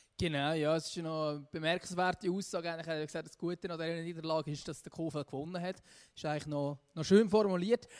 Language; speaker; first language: German; native; German